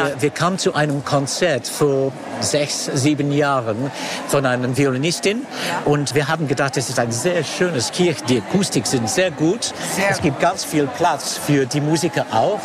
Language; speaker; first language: German; non-native, fluent; English